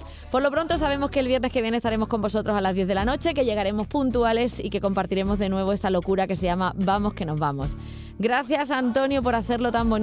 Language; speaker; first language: Spanish; native; Spanish